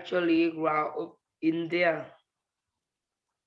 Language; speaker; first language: English; non-native, learner; Vietnamese